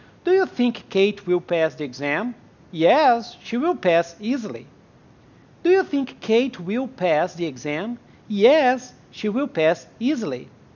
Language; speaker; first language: English; non-native, fluent; Portuguese